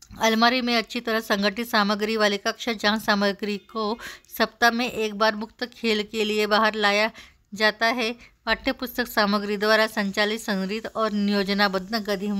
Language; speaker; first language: Hindi; non-native, local second language; Marathi